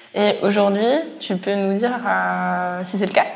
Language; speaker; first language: French; native; French